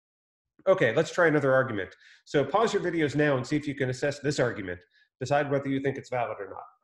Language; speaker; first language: English; native; English